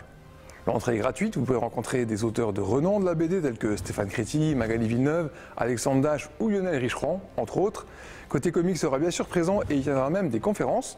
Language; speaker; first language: French; native; French